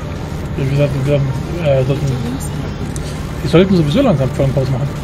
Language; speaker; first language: German; native; German